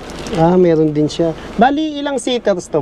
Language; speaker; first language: Filipino; non-native, local second language; Hiligaynon